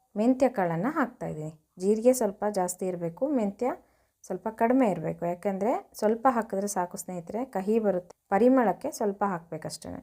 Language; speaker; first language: Kannada; native; Kannada